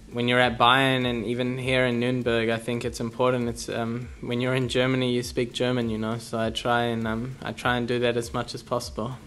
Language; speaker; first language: English; native; English